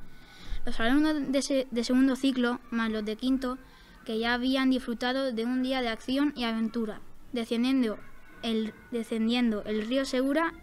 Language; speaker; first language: Spanish; native; Spanish